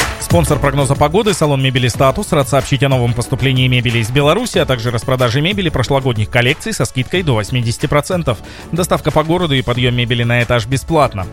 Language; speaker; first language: Russian; native; Russian